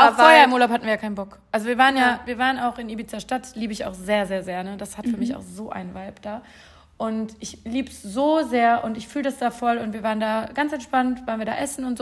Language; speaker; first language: German; native; German